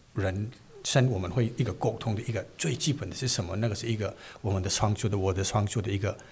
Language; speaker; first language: Chinese; non-native, learner; Manipuri